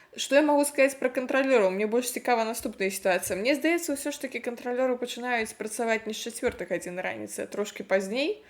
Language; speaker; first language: Belarusian; non-native, local second language; Russian